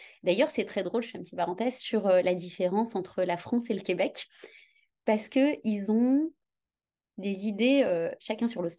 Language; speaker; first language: French; native; French